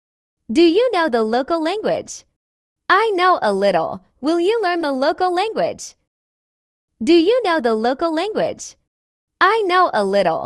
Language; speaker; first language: English; non-native, fluent; Burmese